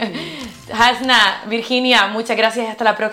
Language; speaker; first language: Spanish; native; Spanish